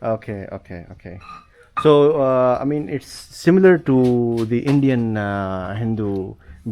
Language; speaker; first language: English; non-native, local second language; Urdu